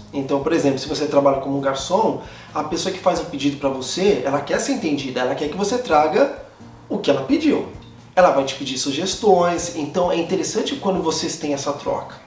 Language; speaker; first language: Portuguese; native; Portuguese